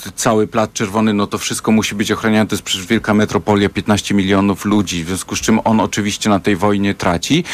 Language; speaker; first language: Polish; native; Polish